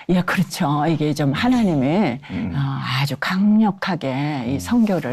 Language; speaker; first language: Korean; native; Korean